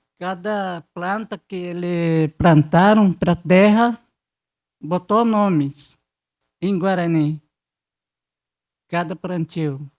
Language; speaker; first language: Portuguese; non-native, local second language; Guarani